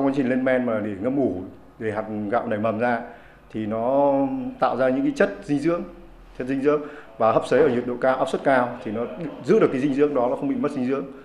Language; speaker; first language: Vietnamese; native; Vietnamese